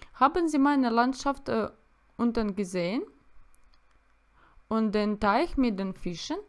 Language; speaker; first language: German; non-native, learner; Russian